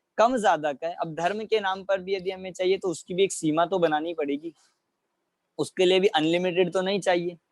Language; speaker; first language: Hindi; native; Hindi